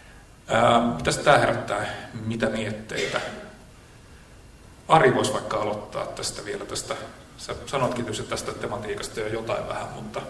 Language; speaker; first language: Finnish; native; Finnish